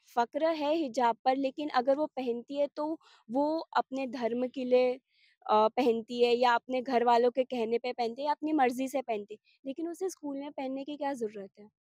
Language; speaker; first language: Hindi; non-native, local second language; Gujarati